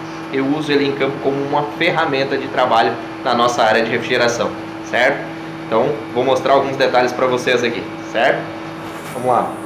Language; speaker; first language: Portuguese; native; Portuguese